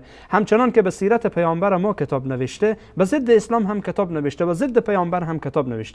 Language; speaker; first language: Persian; native; Persian